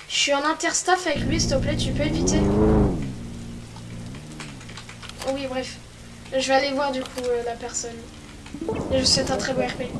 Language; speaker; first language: French; native; French